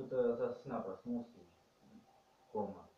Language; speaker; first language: Russian; native; Russian